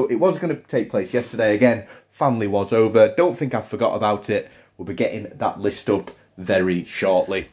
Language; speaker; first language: English; native; English